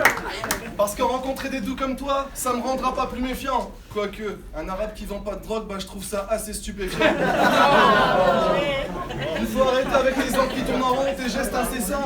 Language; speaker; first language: French; native; French